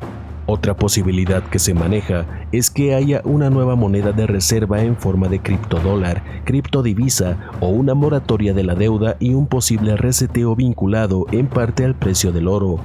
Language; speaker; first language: Spanish; native; Spanish